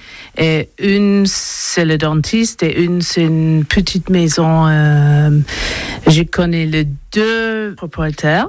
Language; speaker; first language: French; non-native, learner; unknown